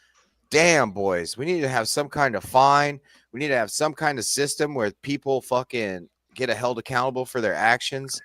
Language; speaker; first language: English; native; English